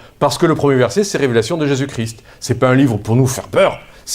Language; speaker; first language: French; native; French